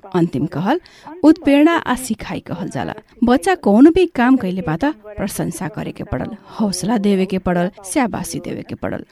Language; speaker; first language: Bhojpuri; non-native, local second language; Nepali